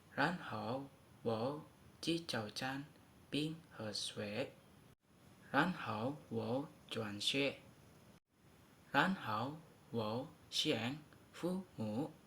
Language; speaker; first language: Chinese; non-native, learner; Indonesian